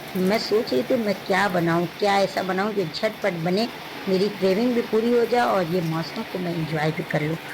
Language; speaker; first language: Hindi; native; Hindi